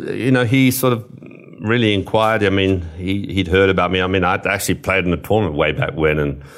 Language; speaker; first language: English; native; English